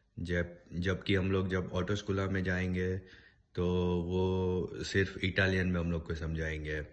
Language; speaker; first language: Hindi; native; Hindi